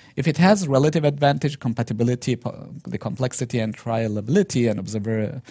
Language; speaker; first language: English; non-native, fluent; Arabic